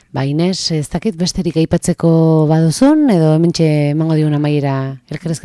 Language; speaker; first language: Basque; native; Basque